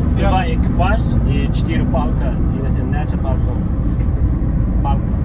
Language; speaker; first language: Russian; non-native, learner; Turkmen